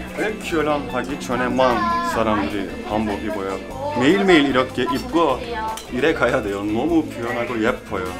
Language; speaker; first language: Korean; non-native, learner; Turkish